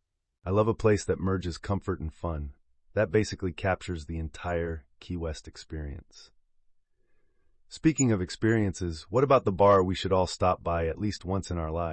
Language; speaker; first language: English; native; English